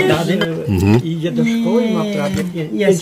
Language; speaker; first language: Polish; early bilingual, heritage; Polish